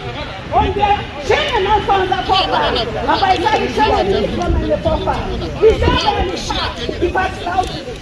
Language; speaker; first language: German; non-native, learner; Yoruba